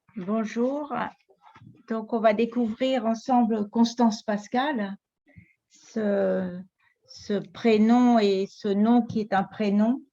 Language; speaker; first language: French; native; French